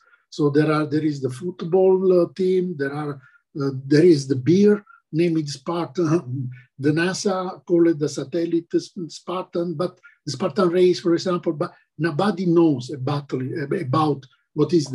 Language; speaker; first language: English; non-native, learner; Italian